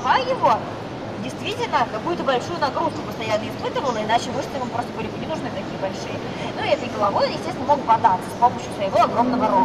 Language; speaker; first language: Russian; native; Russian